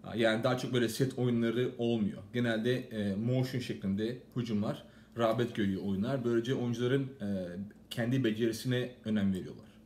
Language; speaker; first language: Turkish; native; Turkish